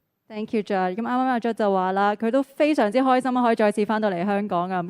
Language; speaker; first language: Cantonese; native; Cantonese